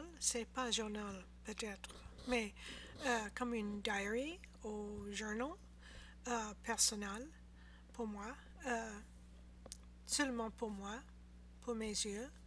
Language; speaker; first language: French; non-native, learner; English